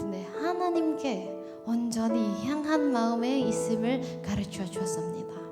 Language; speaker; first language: Korean; non-native, learner; Indonesian